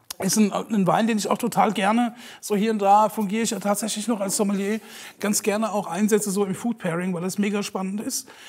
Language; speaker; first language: German; native; German